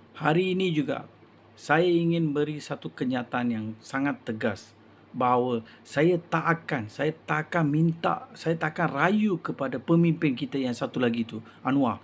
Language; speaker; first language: Malay; non-native, local second language; Tamil